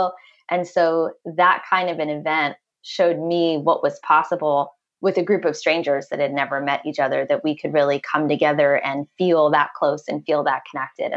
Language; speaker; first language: English; native; English